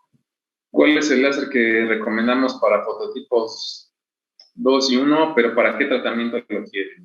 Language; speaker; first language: Spanish; native; Spanish